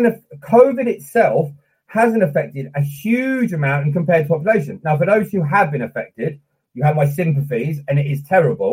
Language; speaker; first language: English; native; English